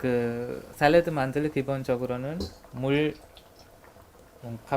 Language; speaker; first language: Korean; non-native, learner; Hungarian